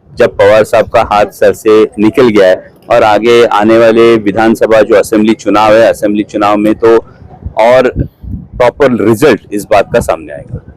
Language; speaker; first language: Hindi; non-native, local second language; Marathi